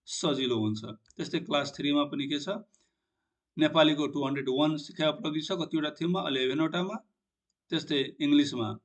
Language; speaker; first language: Nepali; non-native, local second language; Maithili